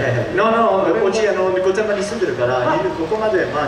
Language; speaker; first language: Japanese; early bilingual, heritage; Japanese